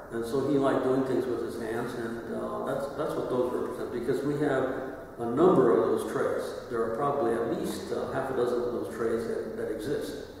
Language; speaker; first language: English; native; English